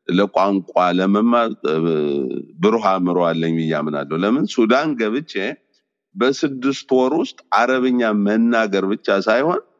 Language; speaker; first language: Amharic; native; Amharic